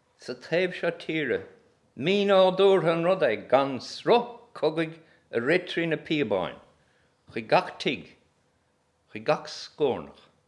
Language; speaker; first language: Irish; native; Irish